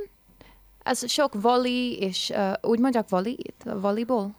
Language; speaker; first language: Hungarian; early bilingual, heritage; Hungarian